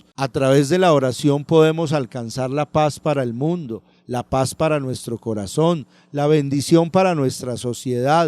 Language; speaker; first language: Spanish; native; Spanish